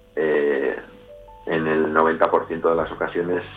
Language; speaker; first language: Spanish; native; Spanish